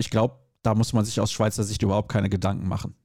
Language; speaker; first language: German; native; German